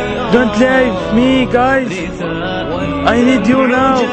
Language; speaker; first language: English; non-native, learner; Arabic